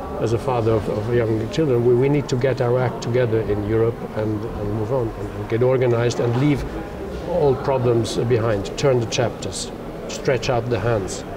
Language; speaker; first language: English; non-native, fluent; German